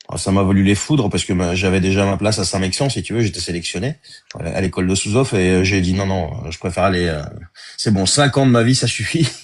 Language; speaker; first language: French; early bilingual, other home language; Arabic